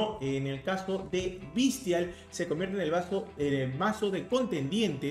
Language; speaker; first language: Spanish; native; Spanish